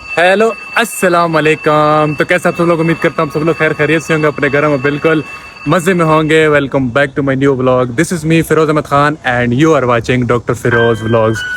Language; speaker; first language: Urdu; non-native, local second language; Punjabi